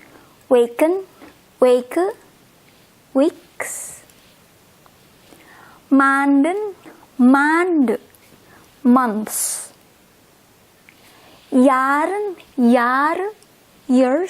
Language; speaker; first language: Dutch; non-native, fluent; Indonesian